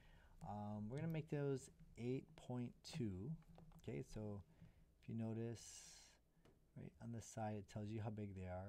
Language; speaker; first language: English; native; English